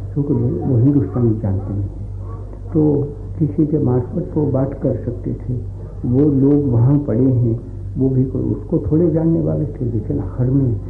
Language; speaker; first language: Hindi; non-native, local second language; Gujarati